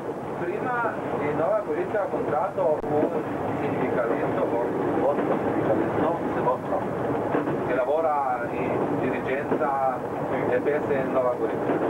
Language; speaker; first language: Italian; non-native, learner; Slovenian